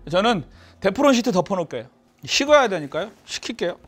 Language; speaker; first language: Korean; native; Korean